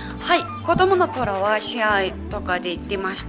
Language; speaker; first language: Japanese; non-native, fluent; Mongolian